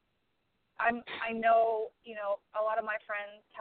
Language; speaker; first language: English; native; English